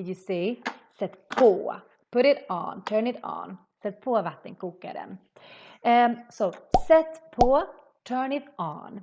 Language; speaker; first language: Swedish; native; Swedish